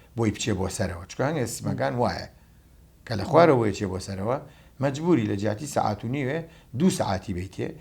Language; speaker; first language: Central Kurdish; native; Central Kurdish